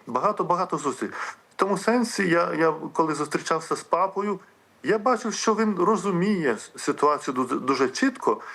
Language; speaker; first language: Ukrainian; non-native, fluent; Lithuanian